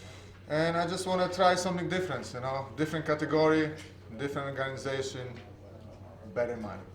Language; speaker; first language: English; non-native, fluent; Polish